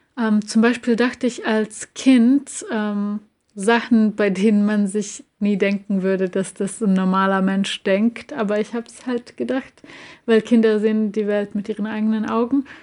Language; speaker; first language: German; early bilingual, other home language; Bosnian